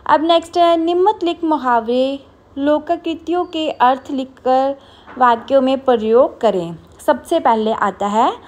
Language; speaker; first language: Hindi; non-native, local second language; Punjabi